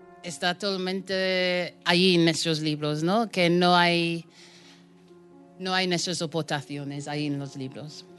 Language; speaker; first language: Spanish; non-native, fluent; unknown